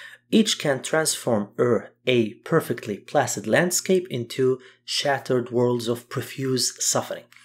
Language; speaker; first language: English; non-native, fluent; Arabic